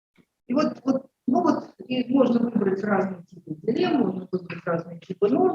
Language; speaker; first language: Russian; native; Russian